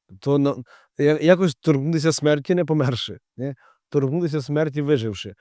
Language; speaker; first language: Ukrainian; native; Ukrainian